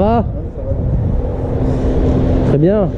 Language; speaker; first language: French; native; French